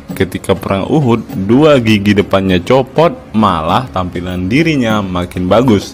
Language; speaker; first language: Indonesian; native; Indonesian